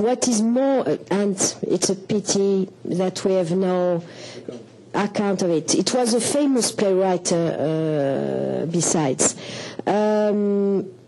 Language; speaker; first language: English; non-native, fluent; French